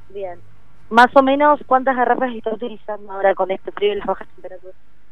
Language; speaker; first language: Spanish; native; Spanish